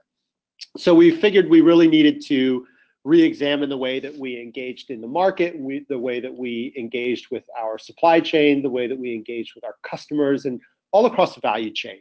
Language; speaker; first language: English; native; English